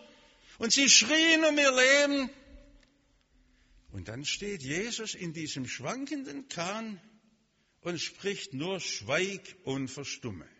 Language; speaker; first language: German; native; German